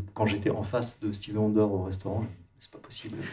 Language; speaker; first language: French; native; French